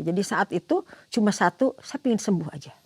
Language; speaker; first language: Indonesian; native; Indonesian